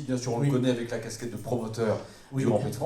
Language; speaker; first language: French; native; French